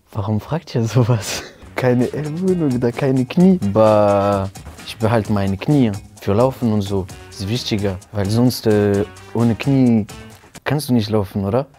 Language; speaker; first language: German; non-native, learner; French